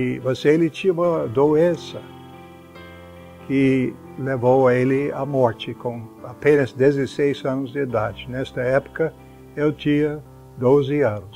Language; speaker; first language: Portuguese; non-native, fluent; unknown